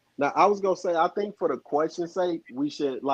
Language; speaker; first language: English; native; English